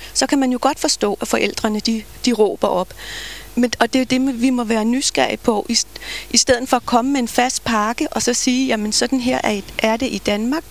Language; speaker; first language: Danish; native; Danish